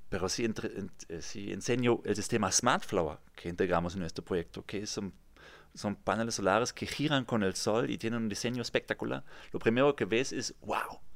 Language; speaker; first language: Spanish; non-native, fluent; German